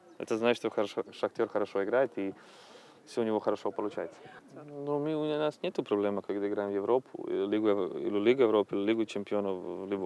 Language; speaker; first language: Russian; non-native, fluent; Croatian